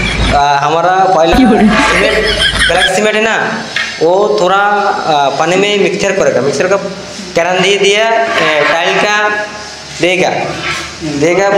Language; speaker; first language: Hindi; non-native, learner; Bangla